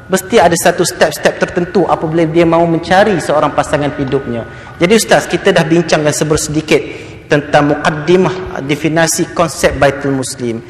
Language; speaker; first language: Malay; native; Malay